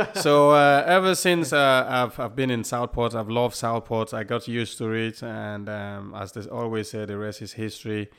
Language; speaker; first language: English; non-native, local second language; Krio